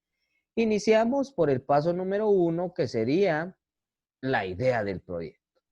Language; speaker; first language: Spanish; native; Spanish